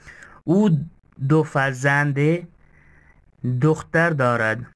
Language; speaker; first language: Persian; non-native, fluent; Urdu